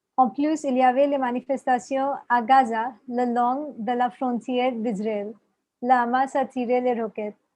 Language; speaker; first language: French; non-native, fluent; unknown